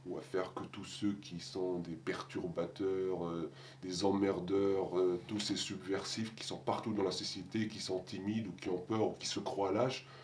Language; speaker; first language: French; non-native, local second language; Arabic